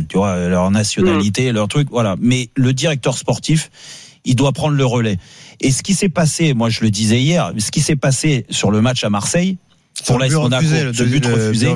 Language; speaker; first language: French; native; French